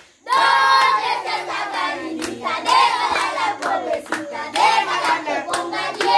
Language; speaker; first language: Spanish; native; Spanish